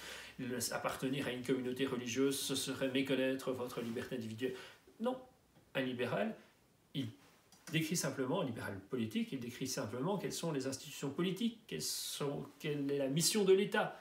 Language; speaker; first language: French; native; French